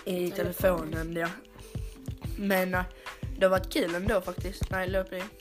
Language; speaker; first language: Swedish; native; Swedish